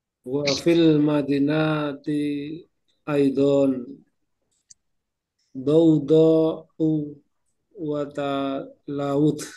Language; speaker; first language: Arabic; non-native, learner; Indonesian